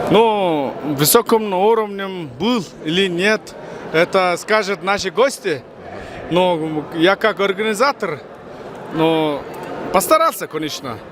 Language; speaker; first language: Russian; non-native, fluent; Mongolian